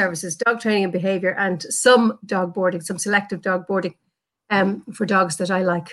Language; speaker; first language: English; native; English